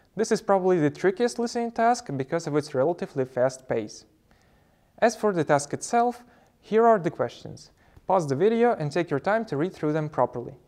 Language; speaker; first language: English; non-native, fluent; Ukrainian